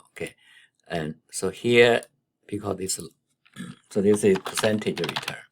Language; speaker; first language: English; non-native, fluent; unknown